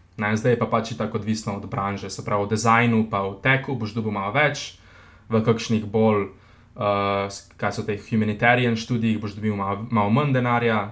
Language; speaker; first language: Slovenian; native; Slovenian